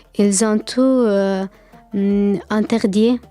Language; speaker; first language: French; non-native, learner; Persian